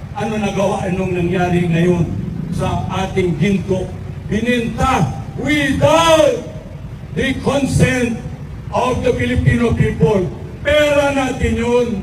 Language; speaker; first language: Filipino; non-native, local second language; Iloko